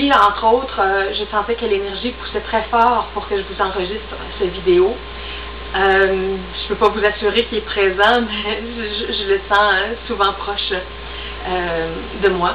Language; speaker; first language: French; native; French